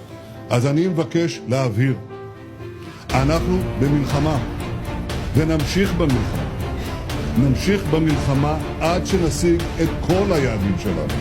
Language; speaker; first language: Hebrew; native; Hebrew